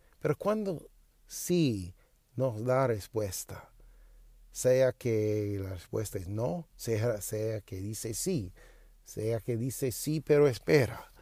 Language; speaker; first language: Spanish; non-native, learner; English